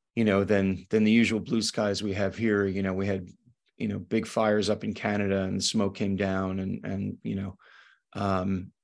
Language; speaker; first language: English; native; English